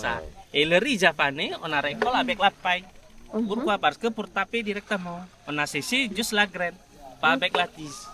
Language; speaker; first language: French; non-native, learner; Balinese